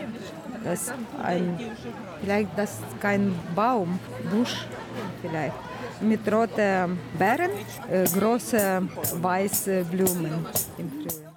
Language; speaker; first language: German; non-native, learner; Ukrainian